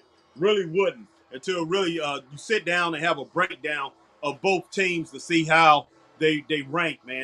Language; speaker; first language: English; native; English